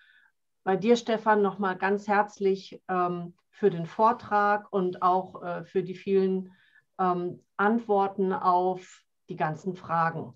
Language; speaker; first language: German; native; German